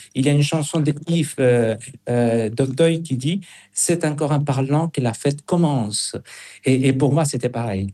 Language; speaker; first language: French; non-native, fluent; Spanish